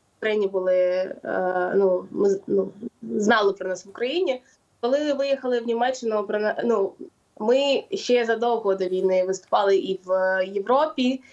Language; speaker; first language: Ukrainian; non-native, local second language; Russian